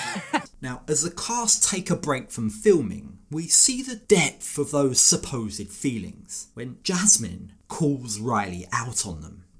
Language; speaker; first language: English; native; English